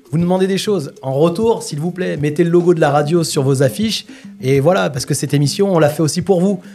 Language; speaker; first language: French; native; French